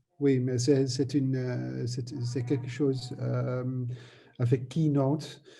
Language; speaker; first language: French; non-native, learner; Dutch